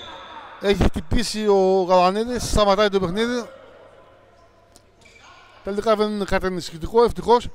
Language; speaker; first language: Greek; native; Greek